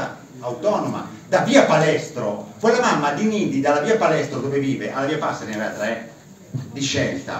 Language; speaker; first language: Italian; native; Italian